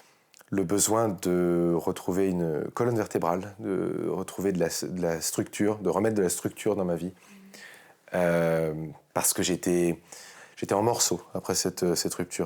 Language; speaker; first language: French; native; French